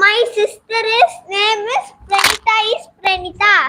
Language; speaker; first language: English; non-native, learner; Tamil